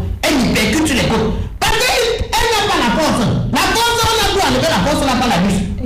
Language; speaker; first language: French; native; French